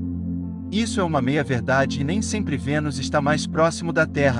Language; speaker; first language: Portuguese; native; Portuguese